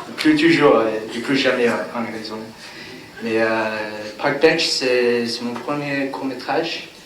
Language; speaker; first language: French; non-native, learner; English